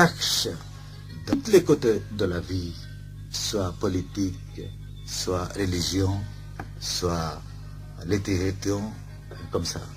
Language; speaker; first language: French; non-native, fluent; Bangla